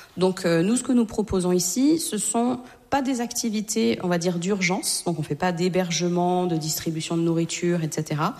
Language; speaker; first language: French; native; French